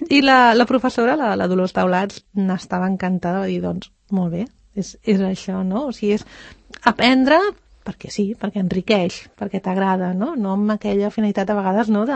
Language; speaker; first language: Catalan; native; Catalan